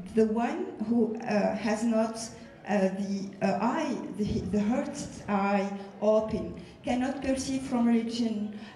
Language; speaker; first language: English; non-native, fluent; French